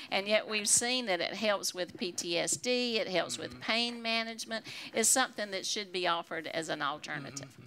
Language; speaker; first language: English; native; English